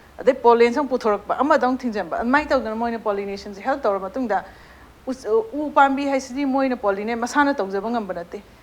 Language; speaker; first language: Manipuri; native; Manipuri